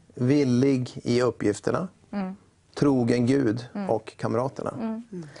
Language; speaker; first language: Swedish; native; Swedish